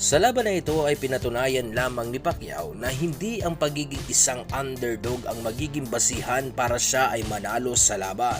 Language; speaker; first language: Filipino; non-native, local second language; Cebuano